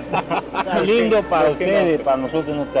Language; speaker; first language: Spanish; native; Spanish